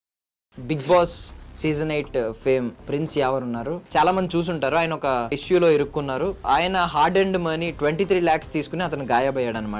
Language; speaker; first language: Telugu; native; Telugu